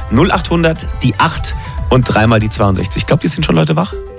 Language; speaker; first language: German; native; German